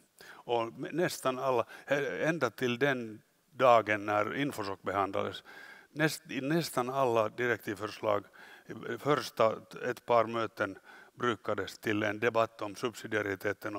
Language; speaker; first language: Swedish; non-native, local second language; Finnish